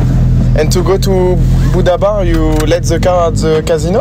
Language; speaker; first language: English; non-native, learner; French